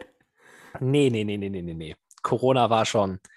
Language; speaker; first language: German; native; German